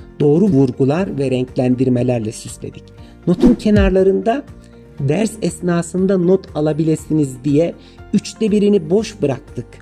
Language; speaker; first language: Turkish; native; Turkish